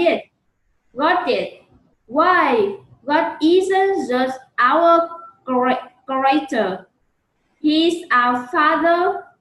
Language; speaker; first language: English; non-native, learner; Vietnamese